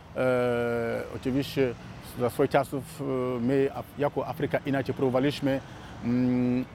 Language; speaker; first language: Polish; non-native, fluent; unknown